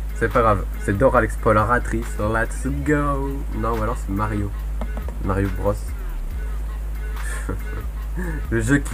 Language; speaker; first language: French; native; French